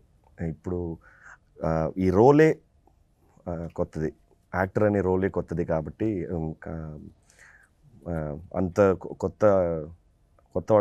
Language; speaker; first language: Telugu; non-native, fluent; Tamil